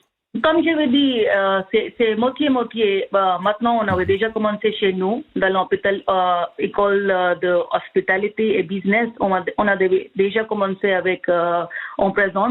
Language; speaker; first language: French; non-native, learner; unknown